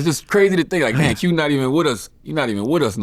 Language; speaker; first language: English; native; English